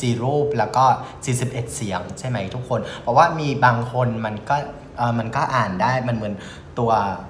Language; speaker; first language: Thai; non-native, fluent; Vietnamese